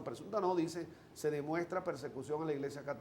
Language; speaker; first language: Spanish; native; Spanish